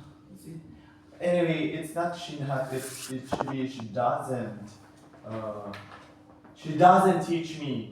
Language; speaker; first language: English; non-native, fluent; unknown